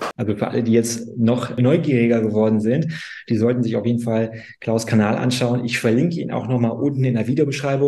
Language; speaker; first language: German; native; German